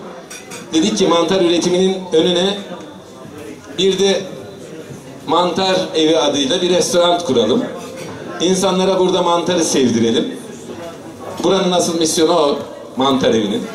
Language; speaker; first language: Turkish; native; Turkish